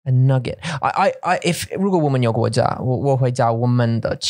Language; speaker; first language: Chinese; non-native, learner; English